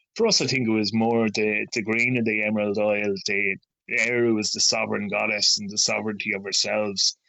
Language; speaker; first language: English; native; English